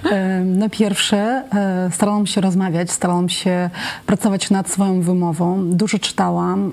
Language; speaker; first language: Polish; non-native, fluent; Ukrainian